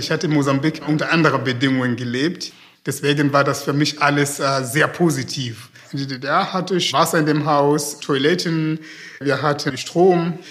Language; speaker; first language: German; non-native, fluent; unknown